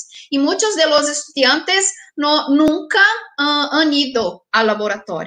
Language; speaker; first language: Spanish; non-native, fluent; Portuguese